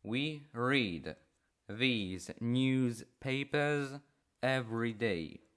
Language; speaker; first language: English; non-native, fluent; Polish